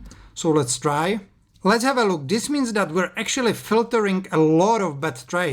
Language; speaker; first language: English; non-native, fluent; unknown